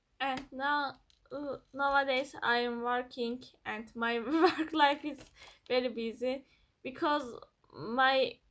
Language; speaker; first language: English; non-native, learner; Turkish